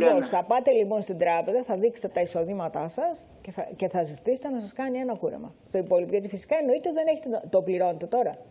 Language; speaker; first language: Greek; native; Greek